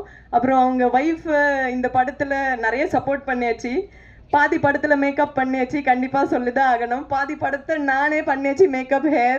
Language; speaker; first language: Tamil; non-native, fluent; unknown